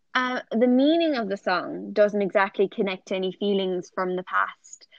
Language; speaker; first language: English; native; English